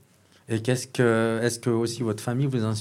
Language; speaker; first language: French; native; French